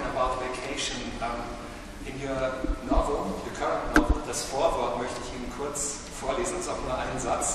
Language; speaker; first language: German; native; German